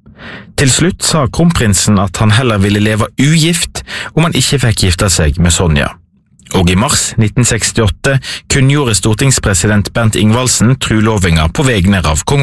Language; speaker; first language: Norwegian; native; Norwegian